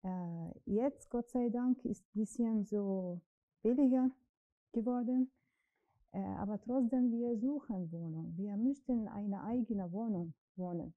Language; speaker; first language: German; non-native, learner; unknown